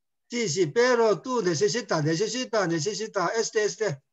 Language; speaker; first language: Spanish; non-native, learner; Korean